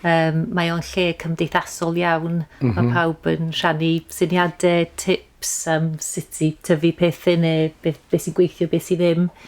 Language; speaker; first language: Welsh; native; Welsh